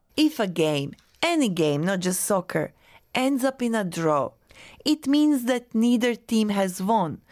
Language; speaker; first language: English; non-native, fluent; Croatian